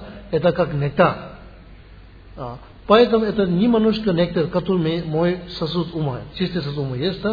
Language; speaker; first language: Russian; non-native, learner; Tibetan